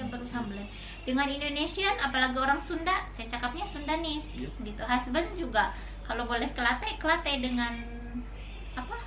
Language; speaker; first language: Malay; non-native, local second language; Sundanese